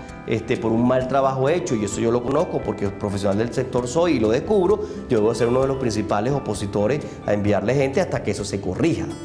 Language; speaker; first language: Spanish; native; Spanish